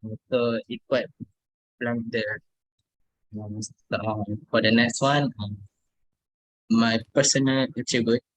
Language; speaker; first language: English; non-native, learner; Malay